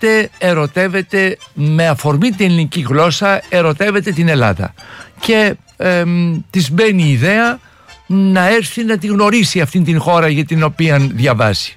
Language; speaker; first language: Greek; native; Greek